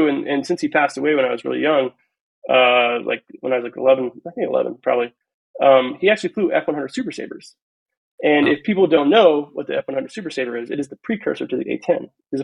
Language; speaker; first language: English; native; English